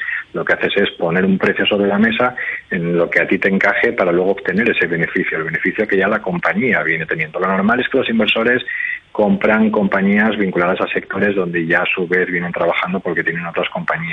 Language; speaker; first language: Spanish; native; Spanish